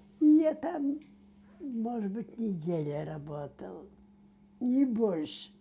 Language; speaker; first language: Russian; non-native, local second language; Yiddish